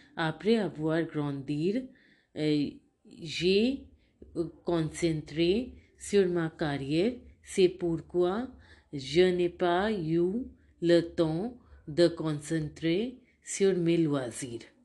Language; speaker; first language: French; non-native, fluent; Hindi